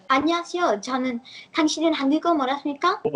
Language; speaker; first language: Korean; non-native, learner; English